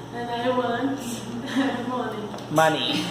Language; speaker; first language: English; non-native, learner; Portuguese